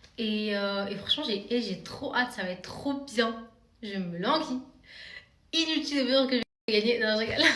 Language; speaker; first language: French; native; French